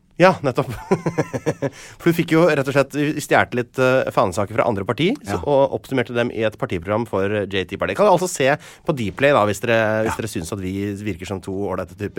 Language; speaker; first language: Norwegian; native; Norwegian